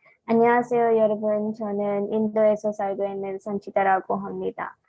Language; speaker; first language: Korean; non-native, learner; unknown